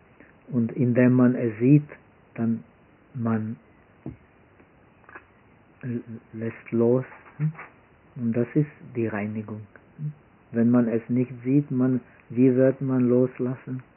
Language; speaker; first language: German; non-native, fluent; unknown